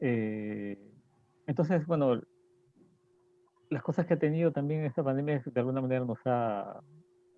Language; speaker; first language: Spanish; native; Spanish